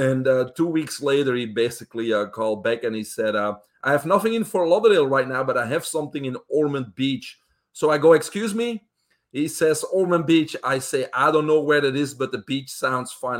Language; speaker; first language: English; non-native, fluent; Dutch